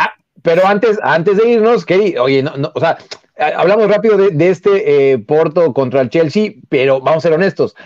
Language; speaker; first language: Spanish; native; Spanish